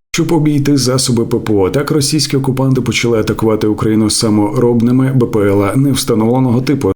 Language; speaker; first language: Ukrainian; native; Ukrainian